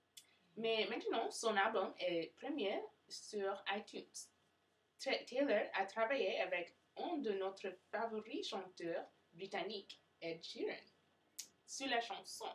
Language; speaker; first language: French; non-native, learner; English